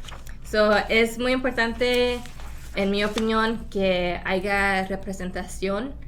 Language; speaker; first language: Spanish; early bilingual, heritage; Spanish